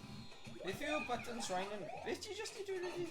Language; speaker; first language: Welsh; native; Welsh